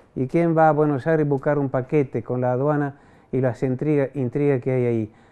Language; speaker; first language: Spanish; non-native, fluent; French